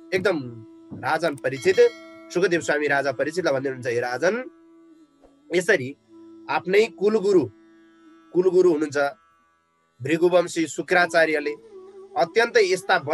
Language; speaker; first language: Nepali; native; Nepali